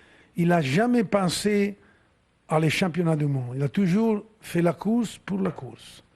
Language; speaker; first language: French; non-native, fluent; Italian